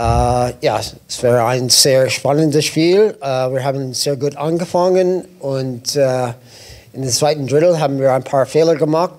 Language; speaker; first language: German; non-native, fluent; English